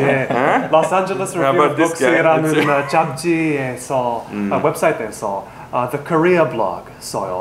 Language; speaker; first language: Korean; non-native, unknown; English